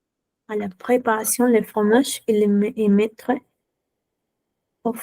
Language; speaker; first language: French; non-native, fluent; Spanish